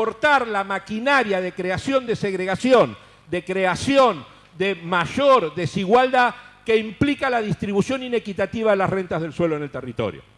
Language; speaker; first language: Spanish; native; Spanish